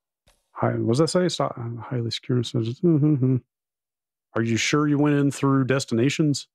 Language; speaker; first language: English; native; English